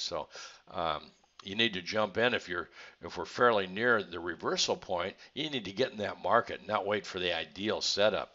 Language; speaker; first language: English; native; English